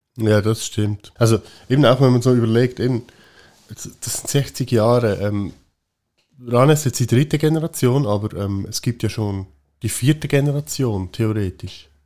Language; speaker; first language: German; native; German